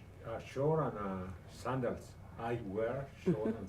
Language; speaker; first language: English; non-native, learner; Spanish